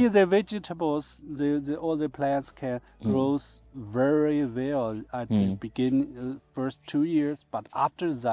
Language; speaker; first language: English; non-native, learner; Chinese